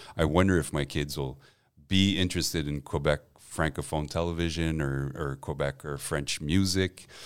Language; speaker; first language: English; non-native, fluent; French